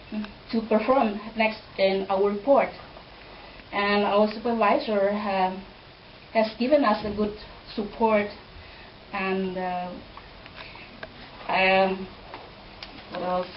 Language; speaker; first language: English; non-native, fluent; Indonesian